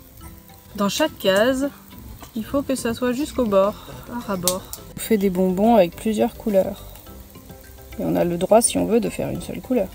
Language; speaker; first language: French; native; French